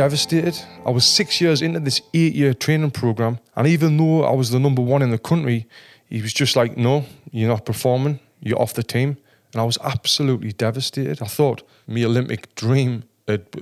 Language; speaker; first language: English; native; English